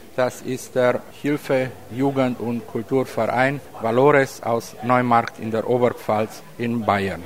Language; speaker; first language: German; native; German